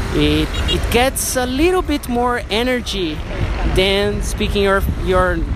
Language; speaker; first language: English; non-native, fluent; Portuguese